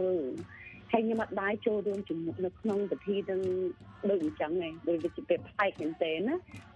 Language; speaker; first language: Khmer; early bilingual, heritage; Khmer